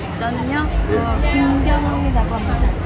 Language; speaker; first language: Korean; non-native, learner; Vietnamese